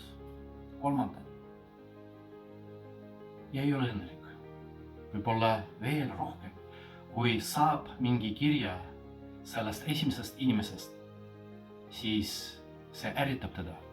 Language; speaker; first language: Estonian; non-native, fluent; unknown